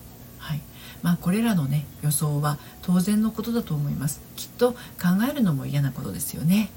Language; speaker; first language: Japanese; native; Japanese